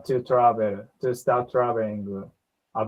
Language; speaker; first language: English; non-native, learner; Japanese